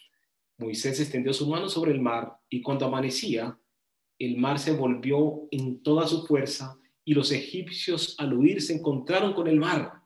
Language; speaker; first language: Spanish; native; Spanish